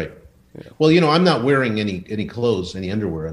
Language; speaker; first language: English; early bilingual, other home language; Spanish